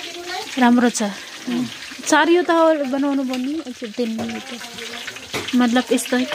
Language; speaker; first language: Nepali; non-native, learner; Filipino